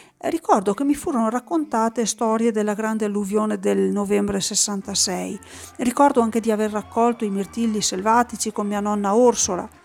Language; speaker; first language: Italian; native; Italian